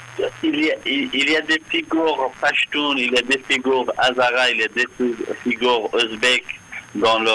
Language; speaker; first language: French; non-native, fluent; Persian